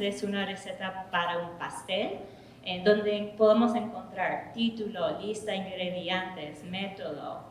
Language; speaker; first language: Spanish; early bilingual, heritage; English